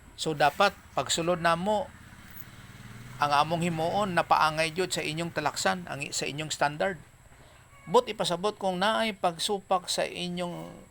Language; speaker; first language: Cebuano; non-native, local second language; Hiligaynon